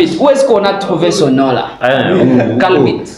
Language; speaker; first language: French; non-native, fluent; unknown